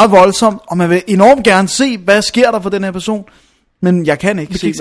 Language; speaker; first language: Danish; native; Danish